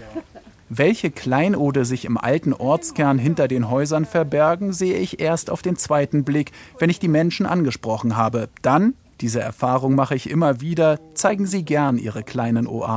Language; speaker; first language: German; native; German